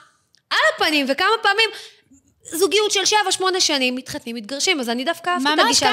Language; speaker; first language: Hebrew; native; Hebrew